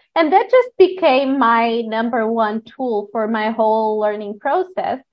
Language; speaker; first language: English; non-native, fluent; Portuguese